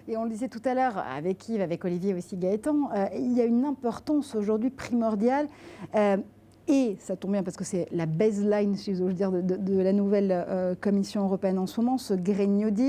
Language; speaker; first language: French; native; French